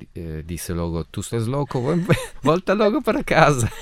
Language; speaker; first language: Portuguese; non-native, fluent; Italian